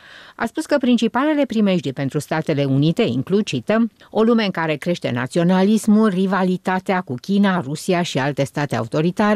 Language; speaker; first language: Romanian; native; Romanian